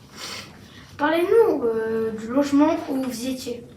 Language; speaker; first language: French; native; French